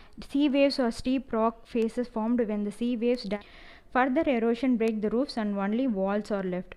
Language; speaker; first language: English; non-native, local second language; Tamil